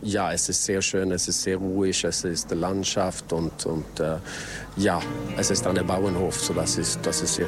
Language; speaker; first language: German; non-native, learner; Swedish